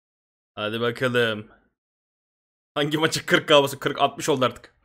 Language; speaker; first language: Turkish; native; Turkish